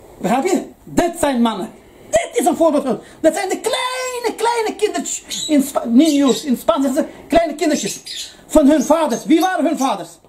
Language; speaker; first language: Dutch; early bilingual, other home language; Arabic